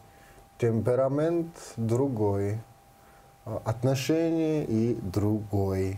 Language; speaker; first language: Russian; non-native, learner; Georgian